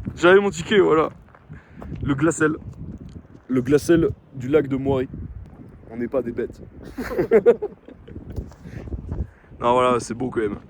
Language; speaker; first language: French; native; French